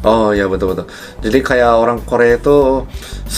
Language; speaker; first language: Indonesian; early bilingual, other home language; Korean